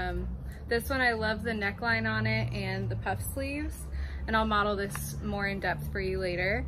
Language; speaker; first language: English; native; English